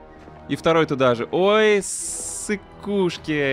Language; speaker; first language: Russian; native; Russian